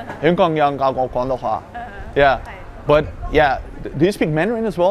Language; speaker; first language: English; non-native, fluent; Dutch